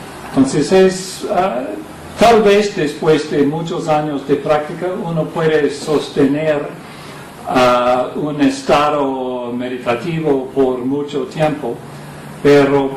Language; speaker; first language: Spanish; non-native, fluent; English